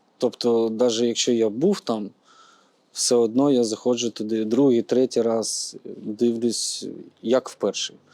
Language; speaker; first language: Ukrainian; native; Ukrainian